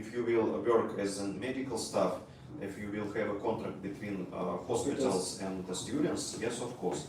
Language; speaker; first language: English; non-native, learner; Russian